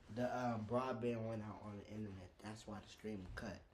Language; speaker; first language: English; native; English